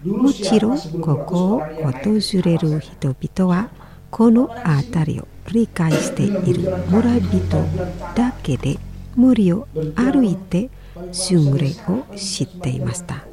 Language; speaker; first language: Japanese; non-native, fluent; Indonesian